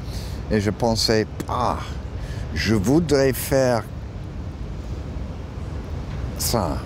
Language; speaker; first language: French; non-native, learner; English